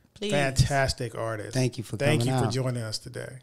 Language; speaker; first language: English; native; English